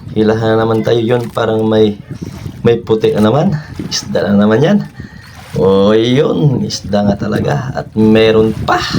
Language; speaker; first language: Filipino; non-native, local second language; Cebuano